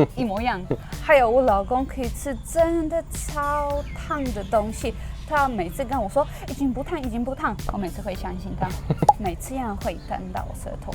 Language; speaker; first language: Chinese; non-native, learner; Polish